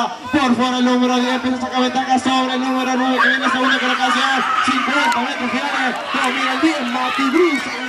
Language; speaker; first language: Spanish; native; Spanish